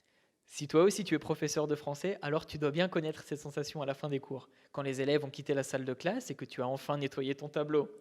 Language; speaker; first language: French; native; French